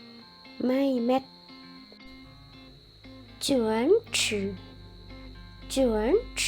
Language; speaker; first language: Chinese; non-native, learner; Lao